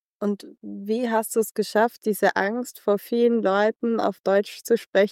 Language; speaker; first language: German; native; German